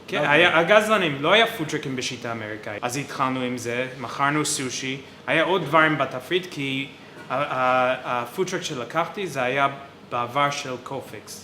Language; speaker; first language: Hebrew; non-native, fluent; English